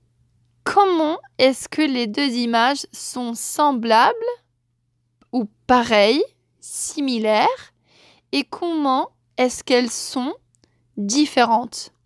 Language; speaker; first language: French; non-native, fluent; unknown